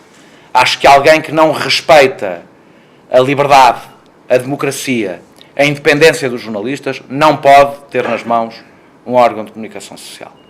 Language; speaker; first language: Portuguese; native; Portuguese